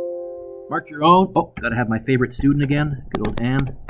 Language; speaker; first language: English; native; English